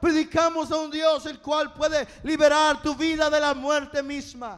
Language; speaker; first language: Spanish; non-native, fluent; English